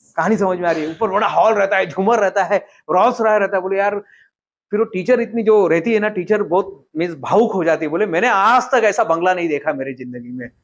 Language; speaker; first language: Hindi; non-native, local second language; Marathi